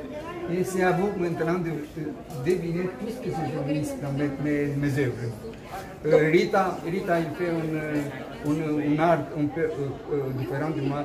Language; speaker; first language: French; non-native, fluent; Romanian